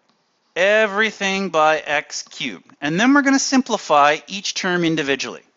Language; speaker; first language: English; native; English